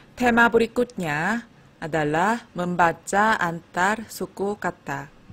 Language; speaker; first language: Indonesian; non-native, fluent; Korean